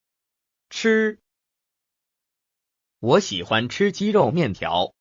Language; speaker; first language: Chinese; non-native, learner; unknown